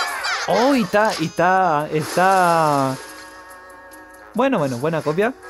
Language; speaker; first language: Spanish; native; Spanish